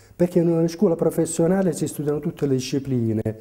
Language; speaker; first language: Italian; native; Italian